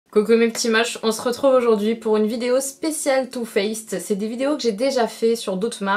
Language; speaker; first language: French; native; French